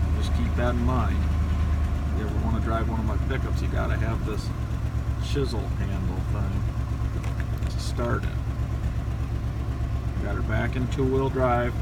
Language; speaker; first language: English; native; English